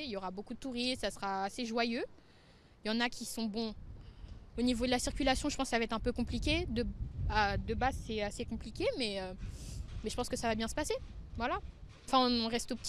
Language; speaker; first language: French; native; French